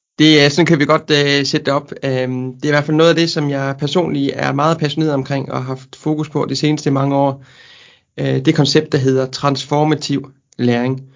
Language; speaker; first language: Danish; native; Danish